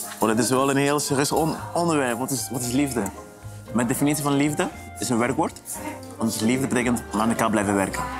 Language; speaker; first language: Dutch; non-native, fluent; Yoruba